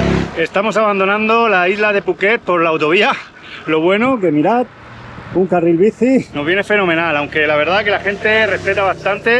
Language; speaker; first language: Spanish; native; Spanish